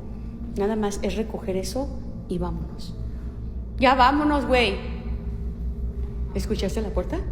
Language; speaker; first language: Spanish; native; Spanish